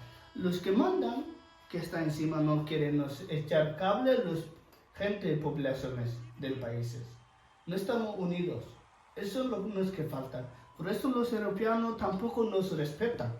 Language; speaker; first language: Spanish; non-native, learner; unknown